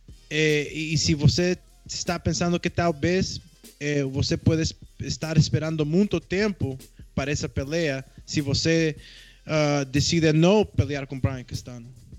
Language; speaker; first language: Portuguese; non-native, learner; English